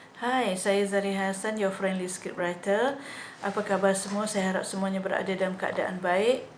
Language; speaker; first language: Malay; early bilingual, heritage; Malay